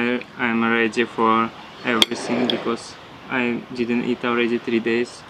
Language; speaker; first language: English; non-native, learner; Russian